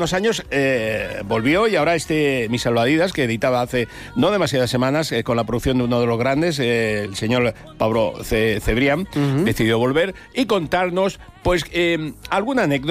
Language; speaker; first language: Spanish; native; Spanish